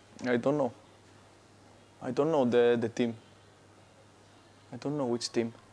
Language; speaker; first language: English; non-native, learner; Spanish